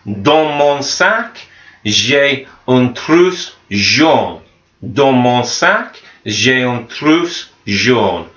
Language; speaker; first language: French; non-native, learner; English